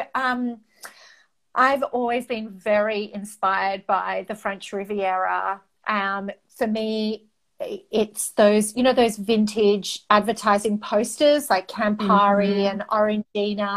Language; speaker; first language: English; non-native, local second language; Greek